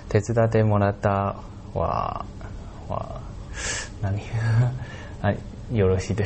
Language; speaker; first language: Japanese; non-native, learner; Chinese